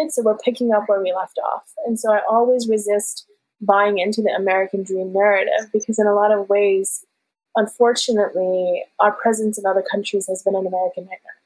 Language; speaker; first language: English; early bilingual, other home language; Persian